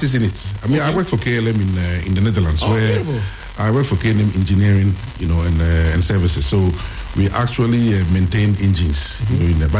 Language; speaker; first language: English; non-native, local second language; Akan